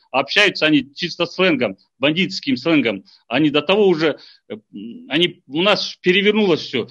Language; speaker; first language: Russian; non-native, local second language; Kazakh